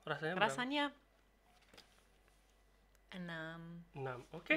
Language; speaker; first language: Indonesian; non-native, learner; English